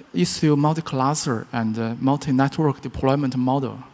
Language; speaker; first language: English; non-native, learner; Chinese